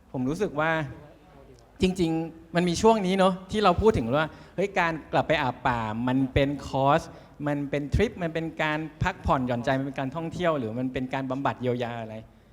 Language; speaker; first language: Thai; native; Thai